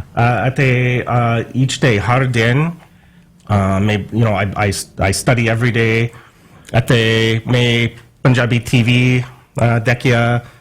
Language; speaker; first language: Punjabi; non-native, learner; English